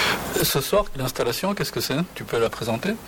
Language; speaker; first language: French; native; French